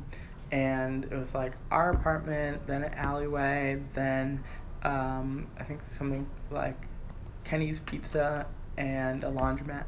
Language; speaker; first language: English; native; English